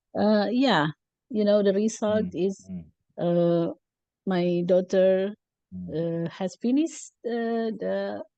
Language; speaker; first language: English; non-native, learner; Indonesian